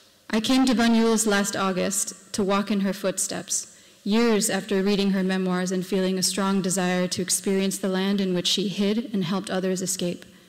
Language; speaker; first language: English; native; English